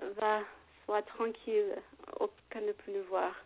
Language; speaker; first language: French; non-native, fluent; English